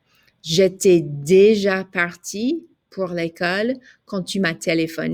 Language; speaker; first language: French; non-native, fluent; English